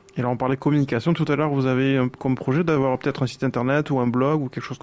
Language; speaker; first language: French; native; French